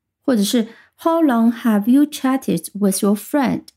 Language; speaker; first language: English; non-native, fluent; Chinese